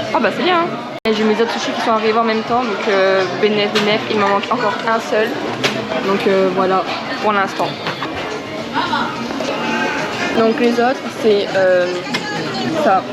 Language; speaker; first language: French; native; French